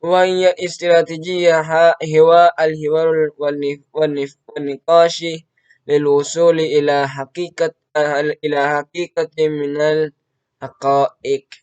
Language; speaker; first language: Arabic; non-native, learner; Indonesian